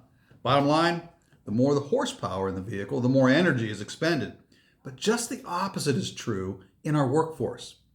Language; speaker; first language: English; native; English